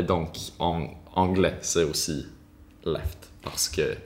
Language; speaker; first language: French; non-native, learner; Swedish